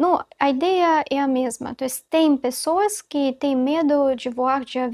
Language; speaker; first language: Portuguese; non-native, fluent; Russian